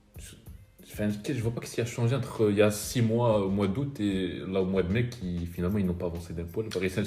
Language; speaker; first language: French; native; French